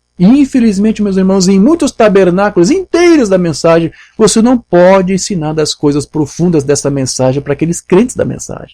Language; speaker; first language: Portuguese; native; Portuguese